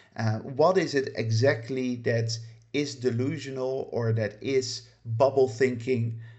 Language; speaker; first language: English; non-native, fluent; Dutch